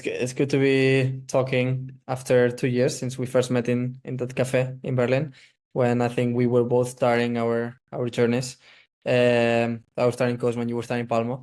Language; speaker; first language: English; non-native, fluent; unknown